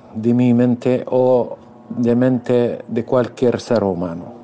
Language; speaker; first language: Spanish; non-native, fluent; Arabic